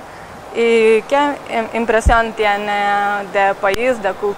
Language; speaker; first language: Spanish; non-native, learner; Lithuanian